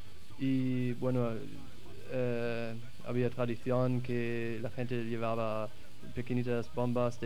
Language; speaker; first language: Spanish; non-native, fluent; German